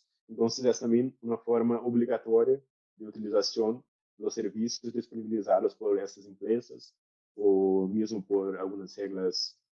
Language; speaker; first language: Spanish; non-native, learner; Portuguese